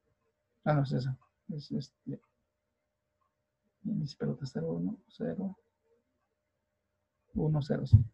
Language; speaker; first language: Spanish; native; Spanish